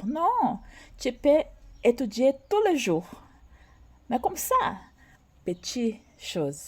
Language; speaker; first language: French; non-native, learner; Portuguese